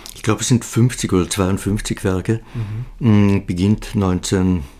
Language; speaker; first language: German; native; German